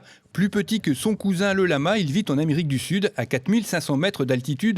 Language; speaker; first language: French; native; French